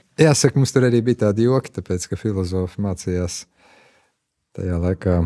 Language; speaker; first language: Latvian; native; Latvian